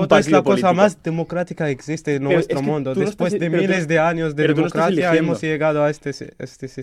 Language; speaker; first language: Spanish; non-native, fluent; Arabic